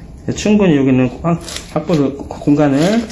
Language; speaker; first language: Korean; native; Korean